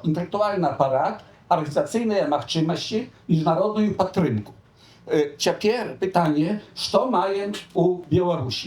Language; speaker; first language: Polish; non-native, local second language; Belarusian